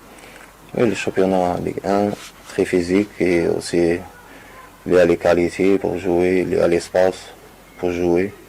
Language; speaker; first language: French; non-native, learner; Arabic